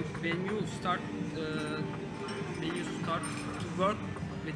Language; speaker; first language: English; non-native, learner; Turkish